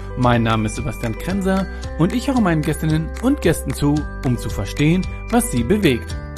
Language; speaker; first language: German; native; German